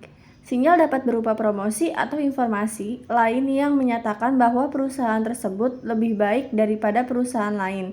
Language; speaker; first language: Indonesian; native; Indonesian